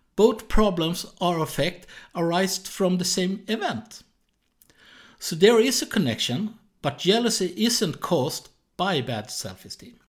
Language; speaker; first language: English; non-native, fluent; Swedish